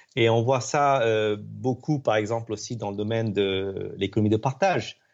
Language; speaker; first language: French; non-native, fluent; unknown